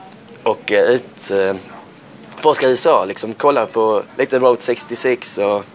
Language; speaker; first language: Swedish; native; Swedish